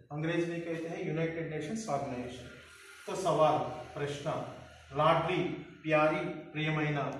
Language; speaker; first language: Hindi; non-native, local second language; Telugu